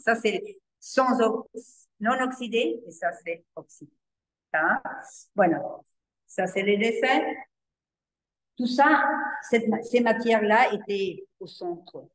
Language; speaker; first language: French; non-native, learner; Spanish